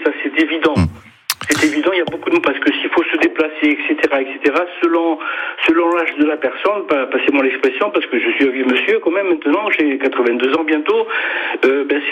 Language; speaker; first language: French; native; French